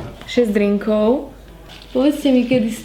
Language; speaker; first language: Slovak; native; Slovak